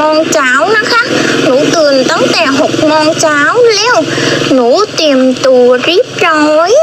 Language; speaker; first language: Thai; non-native, learner; Vietnamese